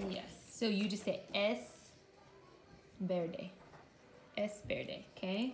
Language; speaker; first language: Spanish; non-native, fluent; English